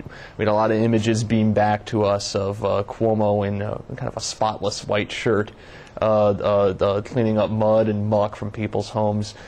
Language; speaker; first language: English; native; English